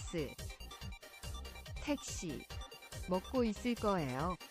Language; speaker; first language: Korean; non-native, learner; English